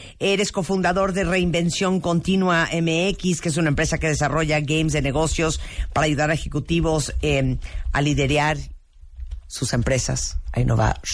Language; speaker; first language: Spanish; native; Spanish